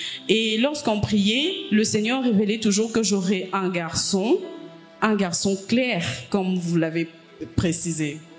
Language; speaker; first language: French; non-native, local second language; Lingala